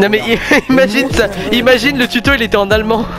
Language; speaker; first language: French; native; French